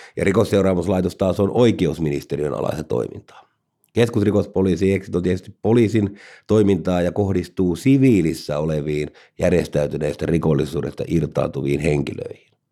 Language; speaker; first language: Finnish; native; Finnish